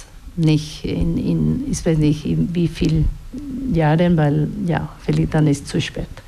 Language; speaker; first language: German; non-native, learner; Basque